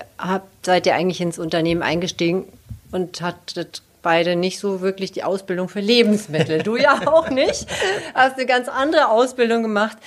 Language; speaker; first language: German; native; German